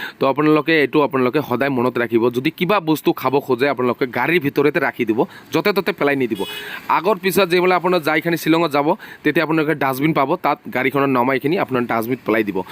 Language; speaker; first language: Assamese; non-native, local second language; Bangla